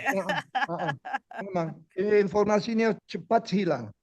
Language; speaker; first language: Indonesian; non-native, fluent; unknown